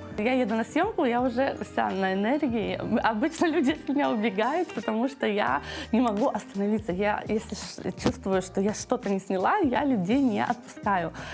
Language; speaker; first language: Russian; native; Russian